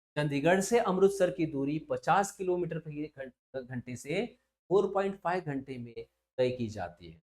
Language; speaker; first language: Hindi; non-native, local second language; Marathi